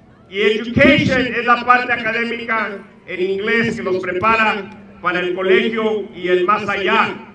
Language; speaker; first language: Spanish; early bilingual, heritage; Spanish